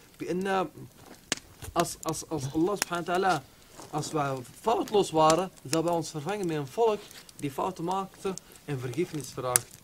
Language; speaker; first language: Dutch; early bilingual, other home language; Arabic